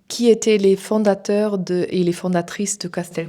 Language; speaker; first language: French; non-native, fluent; German